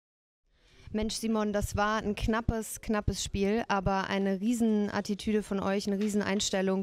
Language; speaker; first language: German; native; German